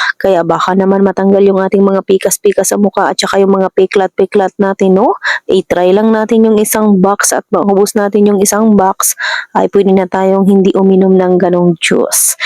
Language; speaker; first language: Filipino; native; Filipino